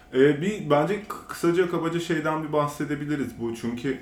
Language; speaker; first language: Turkish; native; Turkish